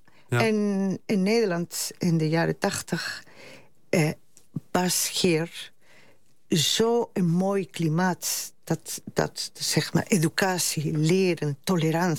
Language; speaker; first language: Dutch; non-native, fluent; Spanish